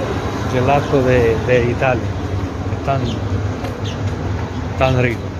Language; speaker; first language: Spanish; non-native, learner; Macedonian